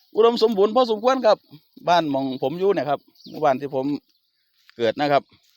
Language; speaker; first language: Thai; native; Thai